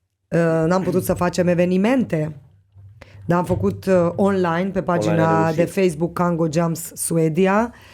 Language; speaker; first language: Romanian; non-native, local second language; Hungarian